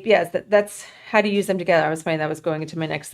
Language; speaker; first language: English; native; English